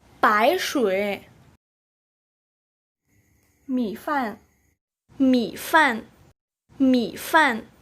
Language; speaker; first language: Chinese; non-native, fluent; Thai